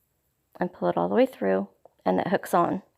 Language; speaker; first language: English; native; English